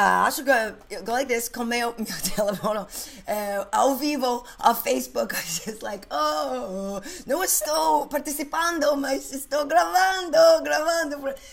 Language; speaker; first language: Portuguese; non-native, learner; English